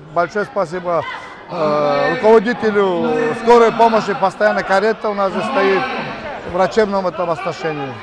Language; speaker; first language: Russian; native; Russian